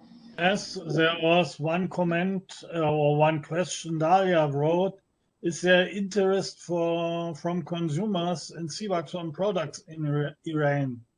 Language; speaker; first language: English; non-native, fluent; German